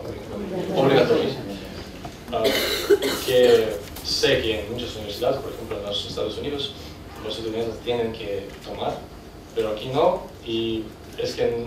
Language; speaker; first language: Spanish; non-native, fluent; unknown